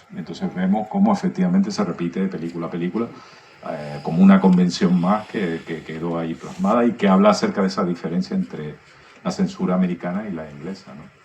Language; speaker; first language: Spanish; native; Spanish